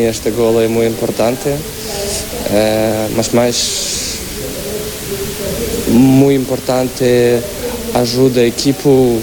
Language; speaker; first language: Portuguese; non-native, learner; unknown